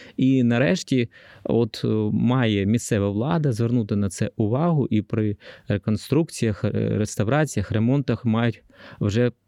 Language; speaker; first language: Ukrainian; native; Ukrainian